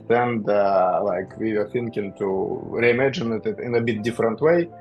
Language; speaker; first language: English; non-native, fluent; Russian